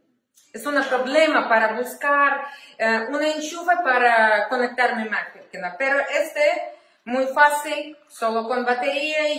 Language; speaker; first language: Spanish; non-native, learner; Ukrainian